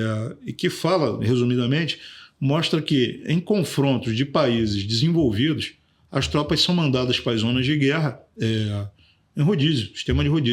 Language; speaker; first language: Portuguese; native; Portuguese